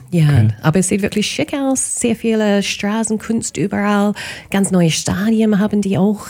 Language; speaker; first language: German; non-native, fluent; English